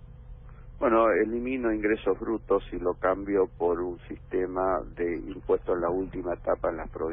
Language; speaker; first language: Spanish; native; Spanish